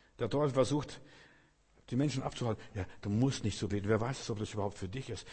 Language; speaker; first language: German; non-native, fluent; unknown